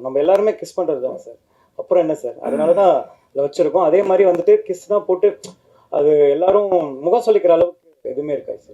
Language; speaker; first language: Tamil; native; Tamil